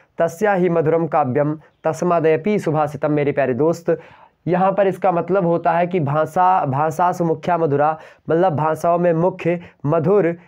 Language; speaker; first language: Hindi; native; Hindi